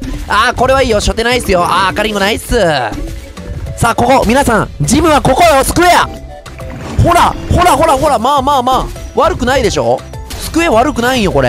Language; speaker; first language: Japanese; native; Japanese